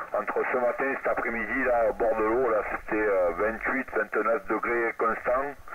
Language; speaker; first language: French; native; French